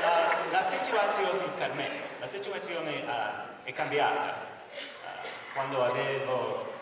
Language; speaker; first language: Italian; non-native, learner; English